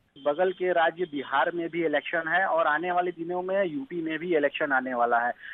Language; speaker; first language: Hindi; native; Hindi